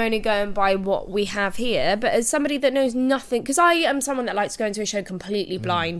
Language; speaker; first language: English; native; English